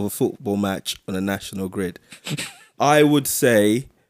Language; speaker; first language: English; non-native, local second language; Yoruba